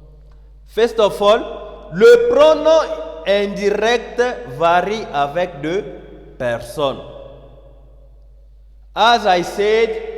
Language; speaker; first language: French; non-native, learner; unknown